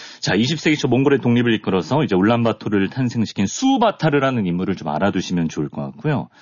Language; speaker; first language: Korean; native; Korean